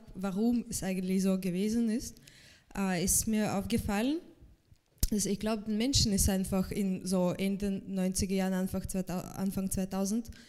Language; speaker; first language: German; non-native, fluent; Russian